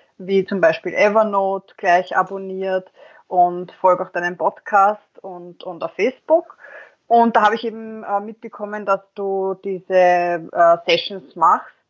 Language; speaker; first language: German; native; German